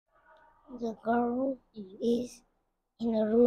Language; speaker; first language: English; non-native, learner; Vietnamese